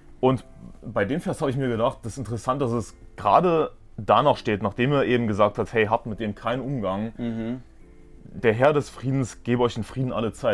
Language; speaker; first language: German; native; German